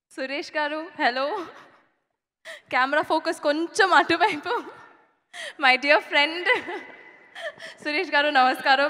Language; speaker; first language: Telugu; non-native, learner; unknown